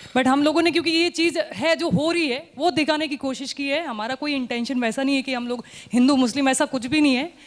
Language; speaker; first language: Hindi; native; Hindi